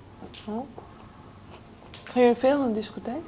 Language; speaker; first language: Dutch; native; Dutch